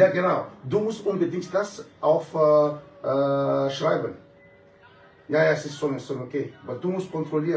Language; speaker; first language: German; non-native, fluent; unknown